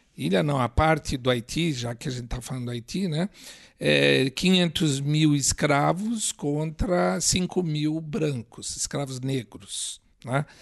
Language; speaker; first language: Portuguese; native; Portuguese